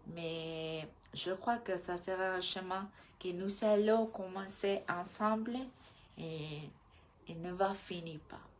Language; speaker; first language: French; non-native, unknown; Spanish